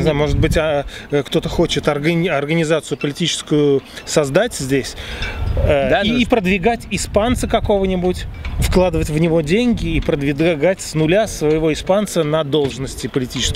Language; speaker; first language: Russian; native; Russian